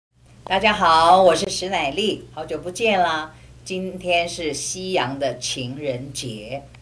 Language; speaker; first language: Chinese; native; Chinese